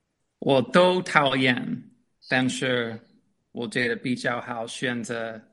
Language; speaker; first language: Chinese; non-native, fluent; English